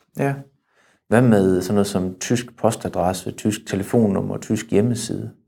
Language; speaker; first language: Danish; native; Danish